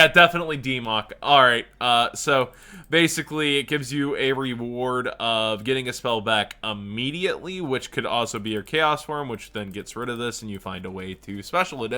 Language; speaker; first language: English; native; English